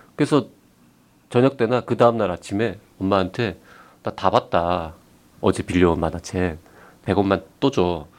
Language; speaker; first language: Korean; native; Korean